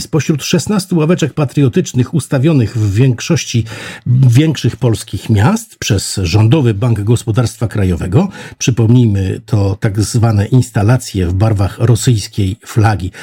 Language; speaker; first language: Polish; native; Polish